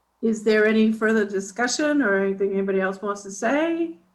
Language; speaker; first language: English; native; English